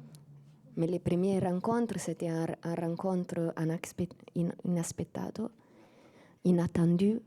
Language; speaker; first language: French; non-native, fluent; Italian